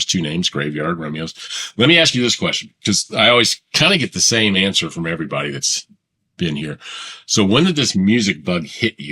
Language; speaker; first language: English; native; English